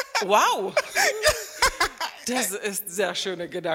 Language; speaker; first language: German; non-native, fluent; Czech